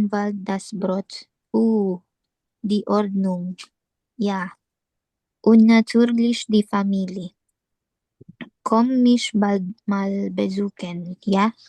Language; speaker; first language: German; non-native, learner; Filipino